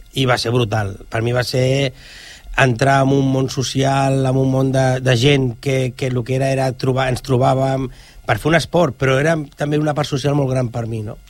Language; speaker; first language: Catalan; native; Catalan